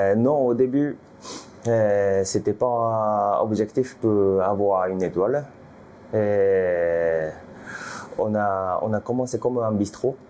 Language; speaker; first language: French; non-native, fluent; Japanese